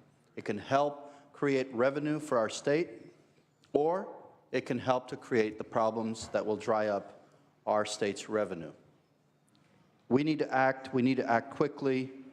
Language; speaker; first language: English; native; English